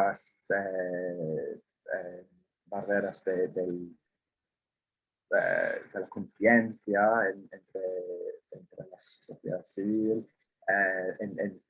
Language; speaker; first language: Spanish; non-native, fluent; English